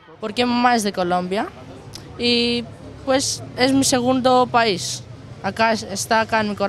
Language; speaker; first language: Spanish; early bilingual, heritage; Greek